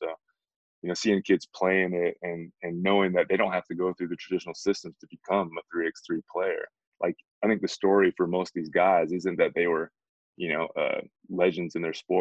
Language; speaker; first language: English; native; English